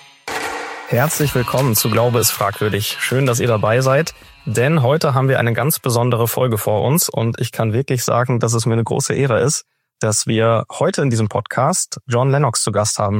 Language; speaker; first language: German; native; German